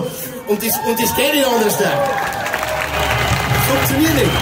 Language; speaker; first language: German; native; German